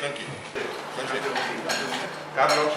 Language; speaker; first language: Spanish; native; Spanish